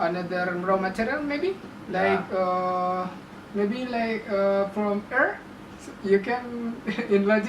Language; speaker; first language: English; non-native, learner; Indonesian